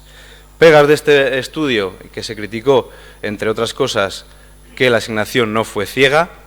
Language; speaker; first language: Spanish; native; Spanish